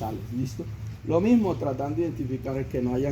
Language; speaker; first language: Spanish; native; Spanish